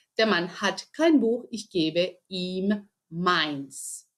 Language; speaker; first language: German; non-native, fluent; Spanish